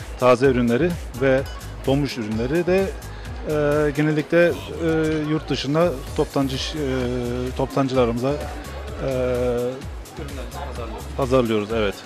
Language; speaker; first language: Turkish; early bilingual, other home language; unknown